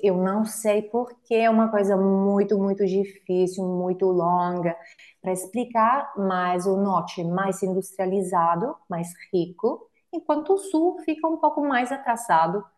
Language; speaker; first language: Portuguese; non-native, fluent; Italian